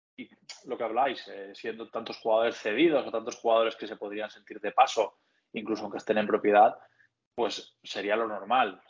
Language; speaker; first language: Spanish; native; Spanish